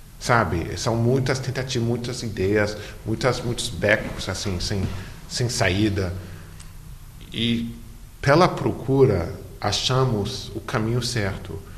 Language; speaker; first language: Portuguese; non-native, fluent; English